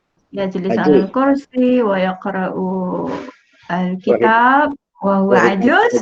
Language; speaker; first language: Arabic; non-native, fluent; Malay